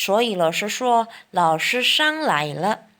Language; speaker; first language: Chinese; non-native, fluent; Indonesian